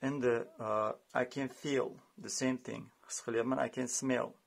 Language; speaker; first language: English; non-native, fluent; Uzbek